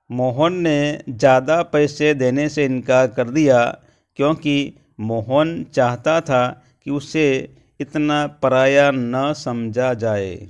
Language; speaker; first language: Hindi; non-native, local second language; Gujarati